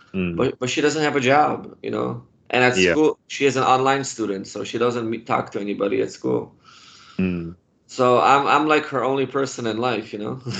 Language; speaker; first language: English; non-native, fluent; Polish